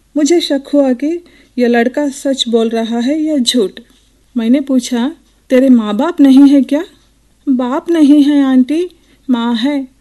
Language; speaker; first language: Hindi; non-native, local second language; Telugu